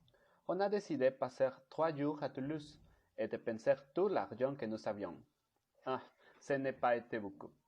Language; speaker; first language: French; non-native, learner; Spanish